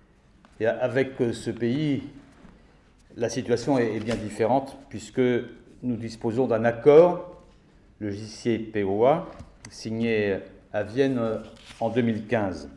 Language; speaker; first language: French; native; French